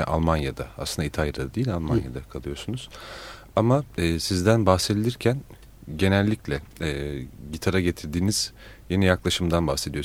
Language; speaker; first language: Turkish; native; Turkish